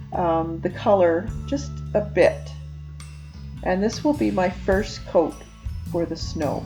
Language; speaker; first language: English; native; English